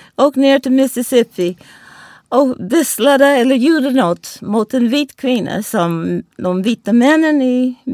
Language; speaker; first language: Swedish; non-native, fluent; English